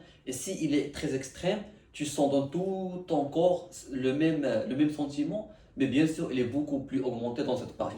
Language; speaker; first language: French; non-native, learner; Arabic